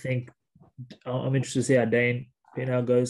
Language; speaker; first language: English; native; English